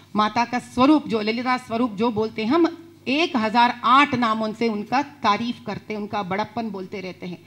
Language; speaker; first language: Hindi; non-native, local second language; Telugu